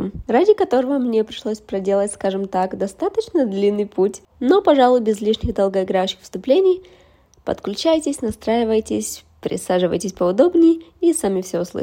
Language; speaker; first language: Russian; native; Russian